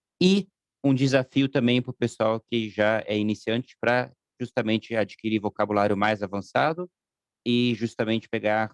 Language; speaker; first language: Portuguese; non-native, fluent; German